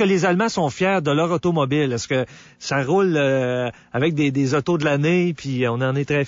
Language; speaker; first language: French; native; French